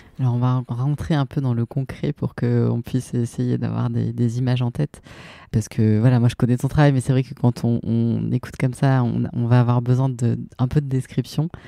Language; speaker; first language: French; native; French